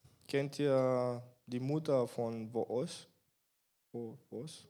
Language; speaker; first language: German; non-native, fluent; Bulgarian